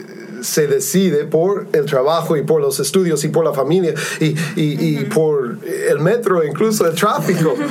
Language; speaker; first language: Spanish; non-native, fluent; English